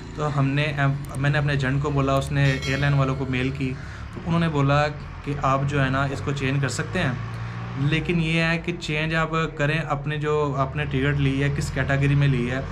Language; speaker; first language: Urdu; non-native, local second language; Punjabi